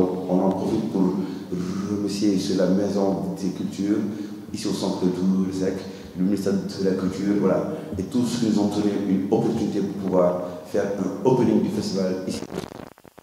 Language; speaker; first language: French; non-native, local second language; Wolof